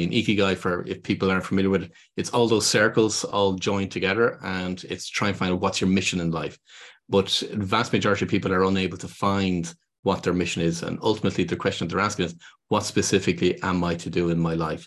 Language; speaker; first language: English; native; English